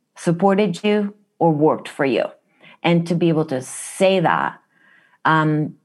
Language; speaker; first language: English; non-native, fluent; Japanese